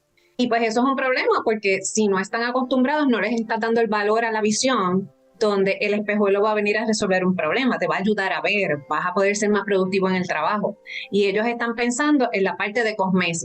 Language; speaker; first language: Spanish; native; Spanish